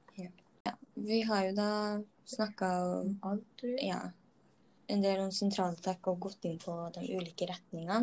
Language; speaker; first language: Norwegian; native; Norwegian